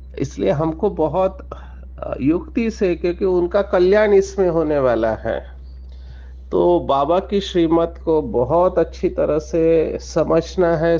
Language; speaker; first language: Hindi; non-native, local second language; Marathi